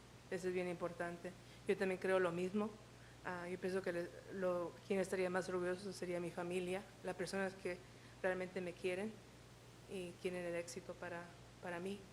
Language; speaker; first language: Spanish; early bilingual, heritage; Spanish